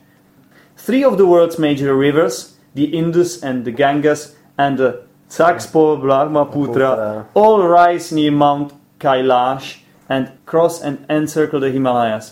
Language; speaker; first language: English; non-native, fluent; Czech